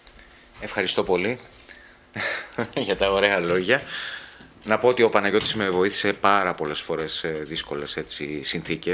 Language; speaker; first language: Greek; native; Greek